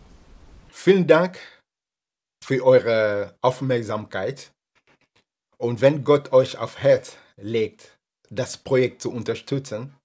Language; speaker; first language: German; non-native, fluent; Lingala